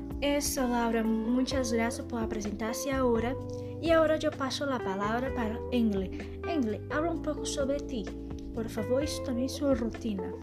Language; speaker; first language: Spanish; non-native, learner; Portuguese